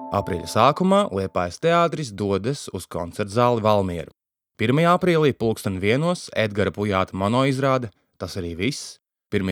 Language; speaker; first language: Latvian; native; Latvian